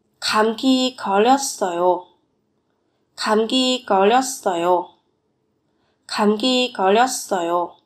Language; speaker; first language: Korean; non-native, fluent; Vietnamese